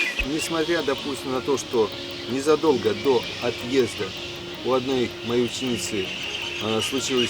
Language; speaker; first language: Russian; native; Russian